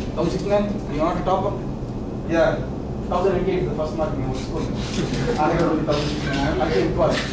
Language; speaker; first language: English; non-native, local second language; Tamil